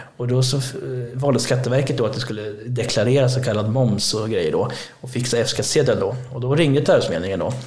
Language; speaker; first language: Swedish; early bilingual, other home language; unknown